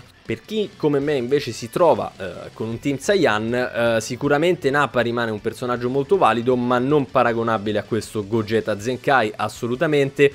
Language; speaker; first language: Italian; native; Italian